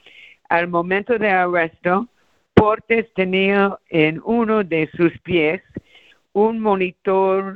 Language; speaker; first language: Spanish; early bilingual, heritage; Spanish